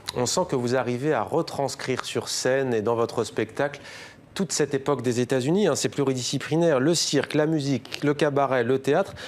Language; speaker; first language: French; native; French